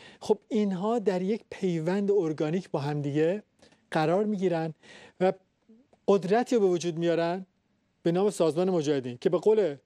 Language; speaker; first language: Persian; native; Persian